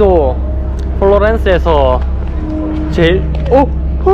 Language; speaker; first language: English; non-native, learner; Korean